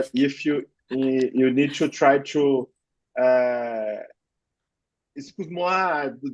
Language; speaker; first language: English; non-native, learner; Portuguese